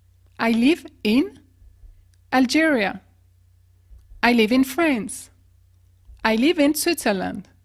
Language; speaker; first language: English; non-native, fluent; French